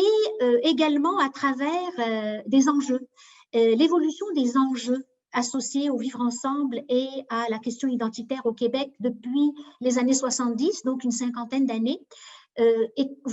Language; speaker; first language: French; native; French